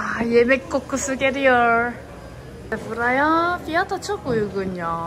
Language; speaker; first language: Turkish; non-native, learner; Korean